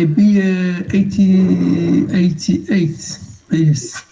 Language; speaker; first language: English; non-native, learner; Arabic